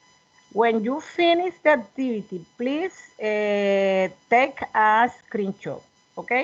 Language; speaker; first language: English; non-native, learner; Spanish